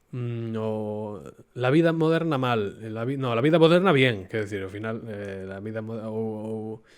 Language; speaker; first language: Spanish; native; Spanish